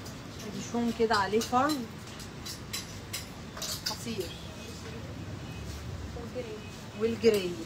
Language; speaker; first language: Arabic; native; Arabic